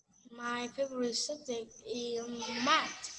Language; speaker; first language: English; non-native, learner; Vietnamese